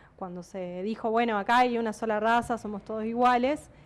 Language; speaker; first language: Spanish; native; Spanish